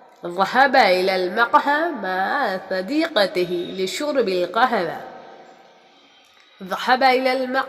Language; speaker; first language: Arabic; non-native, fluent; Urdu